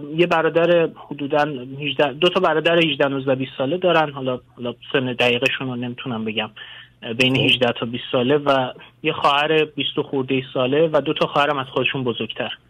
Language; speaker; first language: Persian; non-native, local second language; Kurdish